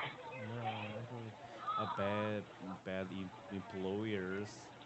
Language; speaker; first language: English; non-native, learner; Korean